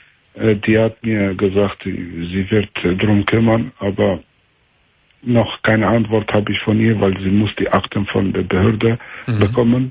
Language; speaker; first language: German; early bilingual, other home language; Albanian